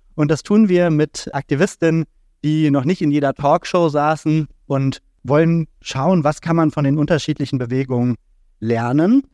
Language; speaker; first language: German; native; German